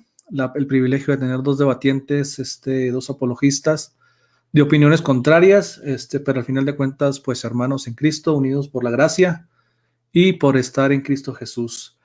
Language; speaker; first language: Spanish; native; Spanish